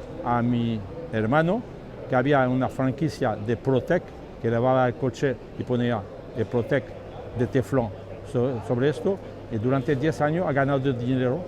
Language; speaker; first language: Spanish; non-native, learner; French